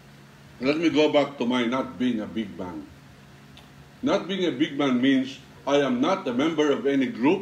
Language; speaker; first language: English; non-native, local second language; Filipino